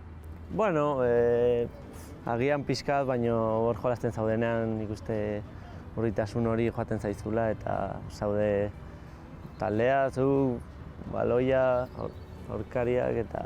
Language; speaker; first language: Basque; non-native, local second language; Spanish